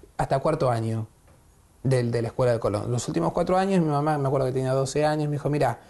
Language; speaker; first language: Spanish; native; Spanish